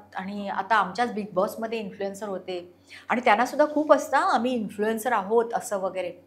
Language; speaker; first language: Marathi; non-native, local second language; Konkani